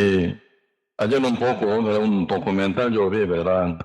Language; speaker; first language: Spanish; non-native, learner; Korean